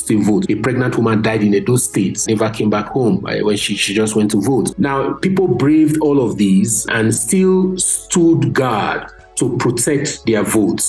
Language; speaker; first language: English; non-native, local second language; Hausa